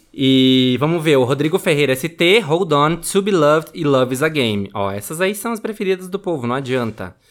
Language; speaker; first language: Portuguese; native; Portuguese